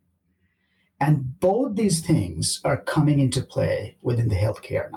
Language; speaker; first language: English; non-native, local second language; Bangla